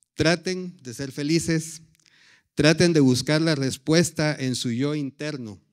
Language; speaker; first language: Spanish; native; Spanish